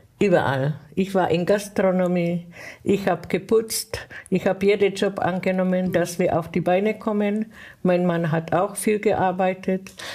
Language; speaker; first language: German; non-native, fluent; Czech